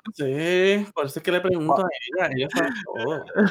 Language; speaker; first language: Spanish; early bilingual, heritage; Spanish